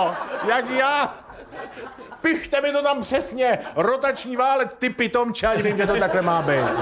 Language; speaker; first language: Czech; native; Czech